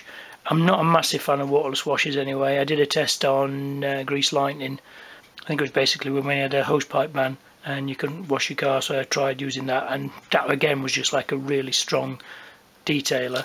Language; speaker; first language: English; native; English